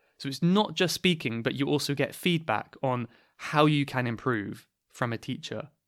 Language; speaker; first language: English; native; English